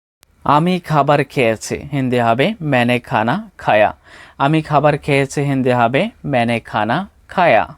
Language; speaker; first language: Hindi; non-native, fluent; Bangla